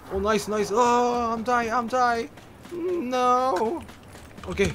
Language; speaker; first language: English; non-native, learner; Korean